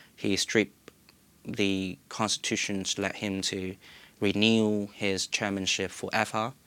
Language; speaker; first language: English; non-native, local second language; Cantonese